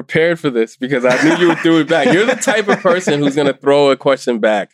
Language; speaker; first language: English; native; English